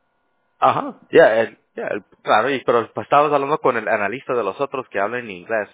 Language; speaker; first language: Spanish; non-native, learner; English